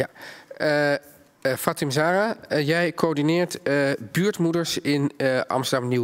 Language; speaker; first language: Dutch; native; Dutch